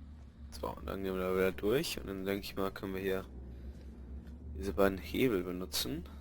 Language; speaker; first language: German; native; German